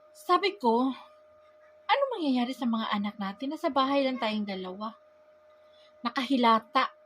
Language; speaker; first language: Filipino; non-native, local second language; Cebuano